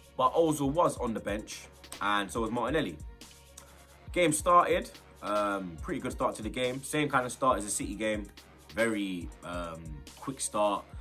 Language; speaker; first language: English; native; English